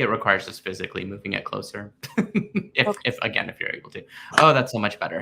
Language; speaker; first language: English; native; English